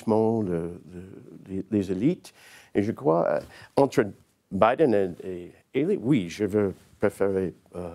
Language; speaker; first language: French; non-native, learner; English